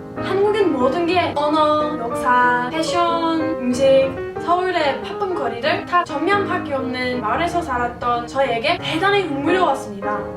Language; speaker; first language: Korean; non-native, fluent; English